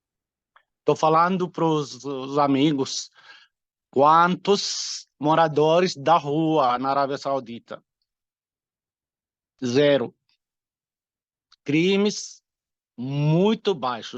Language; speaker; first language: Portuguese; non-native, fluent; Arabic